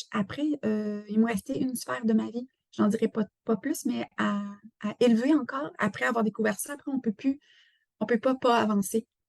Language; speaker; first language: French; native; French